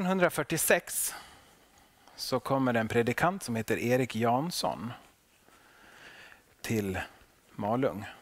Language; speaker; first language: Swedish; non-native, local second language; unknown